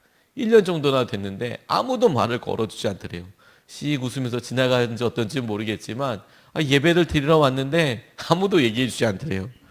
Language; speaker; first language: Korean; native; Korean